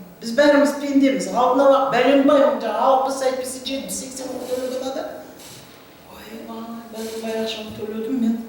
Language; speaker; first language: Kazakh; native; Kazakh